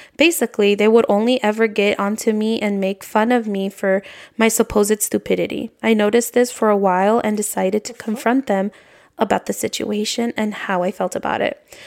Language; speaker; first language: English; early bilingual, other home language; Spanish